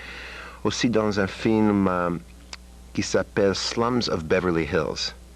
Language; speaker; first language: French; non-native, learner; English